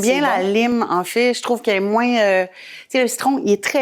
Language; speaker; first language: French; native; French